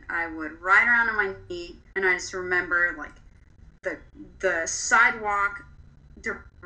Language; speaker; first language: English; early bilingual, other home language; Polish